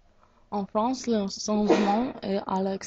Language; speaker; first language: French; non-native, learner; English